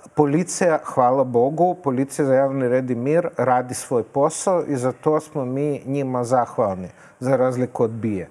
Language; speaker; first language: Serbian; non-native, fluent; Russian